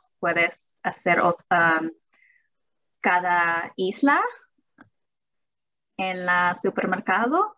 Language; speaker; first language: Spanish; early bilingual, heritage; English